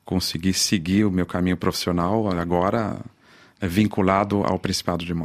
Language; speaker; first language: Portuguese; native; Portuguese